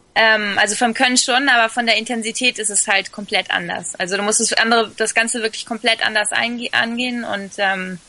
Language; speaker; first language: German; early bilingual, other home language; Spanish